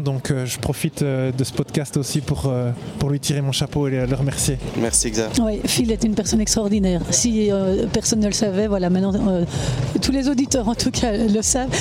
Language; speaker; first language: French; native; French